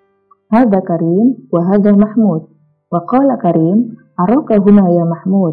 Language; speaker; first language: Arabic; non-native, fluent; Indonesian